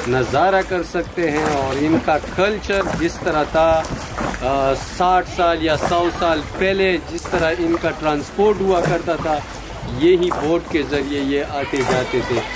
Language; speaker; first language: Urdu; non-native, local second language; Pashto